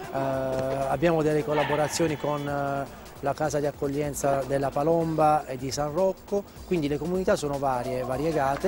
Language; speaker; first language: Italian; native; Italian